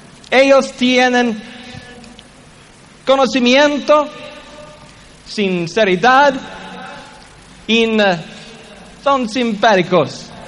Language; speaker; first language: Spanish; non-native, learner; English